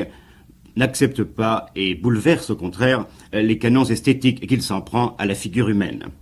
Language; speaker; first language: French; native; French